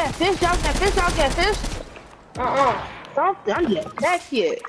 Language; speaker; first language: English; native; English